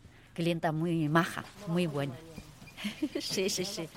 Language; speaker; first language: Spanish; non-native, learner; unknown